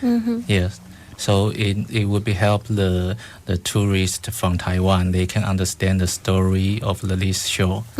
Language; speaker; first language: English; non-native, fluent; Chinese